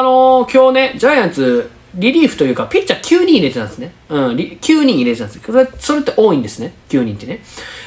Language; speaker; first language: Japanese; native; Japanese